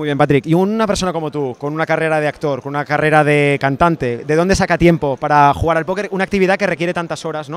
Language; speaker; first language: Spanish; native; Spanish